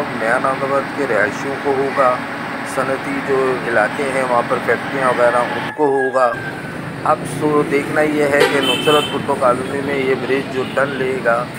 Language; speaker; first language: Urdu; native; Urdu